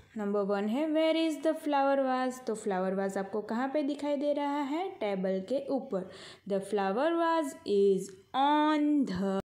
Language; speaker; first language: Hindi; non-native, local second language; Gujarati